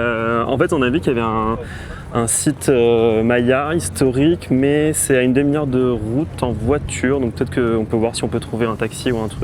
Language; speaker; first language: French; native; French